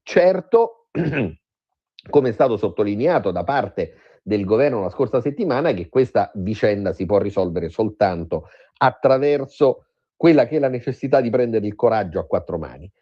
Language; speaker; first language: Italian; native; Italian